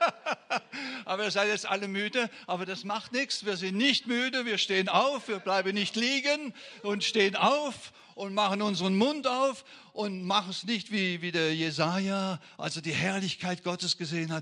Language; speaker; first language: German; non-native, fluent; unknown